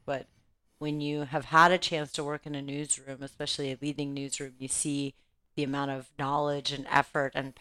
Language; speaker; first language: English; native; English